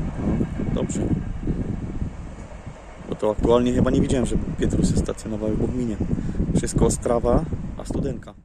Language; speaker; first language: Polish; native; Polish